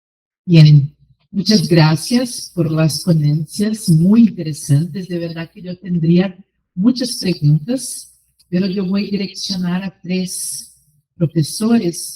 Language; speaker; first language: Spanish; non-native, fluent; Portuguese